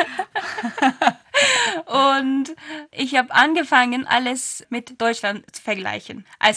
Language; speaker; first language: German; non-native, learner; Turkish